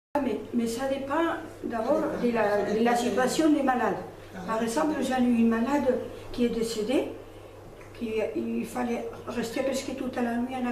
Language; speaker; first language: French; non-native, fluent; Spanish